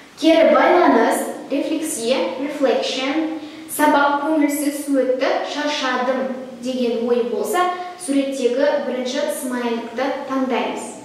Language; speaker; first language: Kazakh; non-native, local second language; Russian